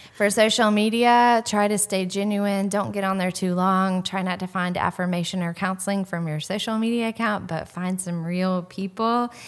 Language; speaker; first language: English; native; English